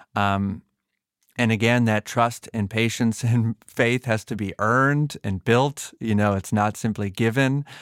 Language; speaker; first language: English; native; English